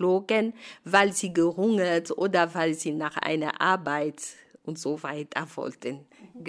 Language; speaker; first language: German; non-native, fluent; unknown